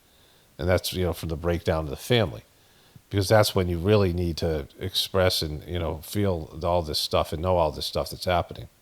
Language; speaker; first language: English; native; English